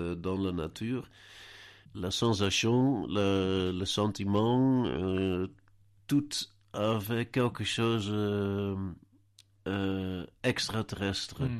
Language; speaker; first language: French; non-native, learner; Dutch